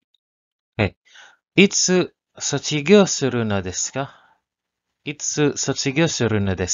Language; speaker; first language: Japanese; non-native, learner; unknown